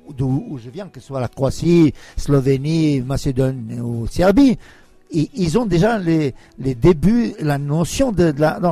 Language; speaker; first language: French; non-native, fluent; Albanian